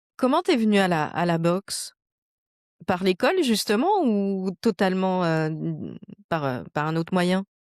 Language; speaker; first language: French; native; French